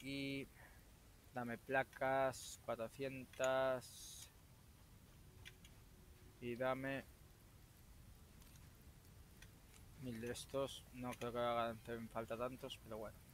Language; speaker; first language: Spanish; native; Spanish